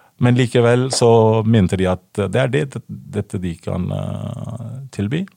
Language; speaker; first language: Norwegian; non-native, fluent; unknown